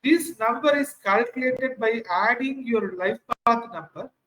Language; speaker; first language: English; non-native, local second language; Tamil